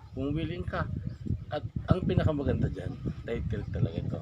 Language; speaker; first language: Filipino; native; Filipino